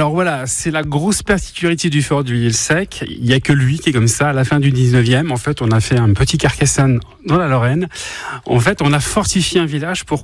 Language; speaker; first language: French; native; French